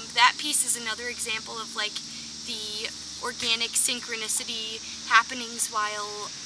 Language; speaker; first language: English; native; English